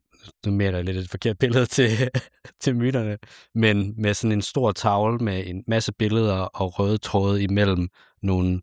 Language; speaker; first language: Danish; native; Danish